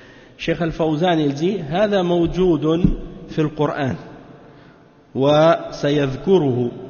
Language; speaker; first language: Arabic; non-native, fluent; French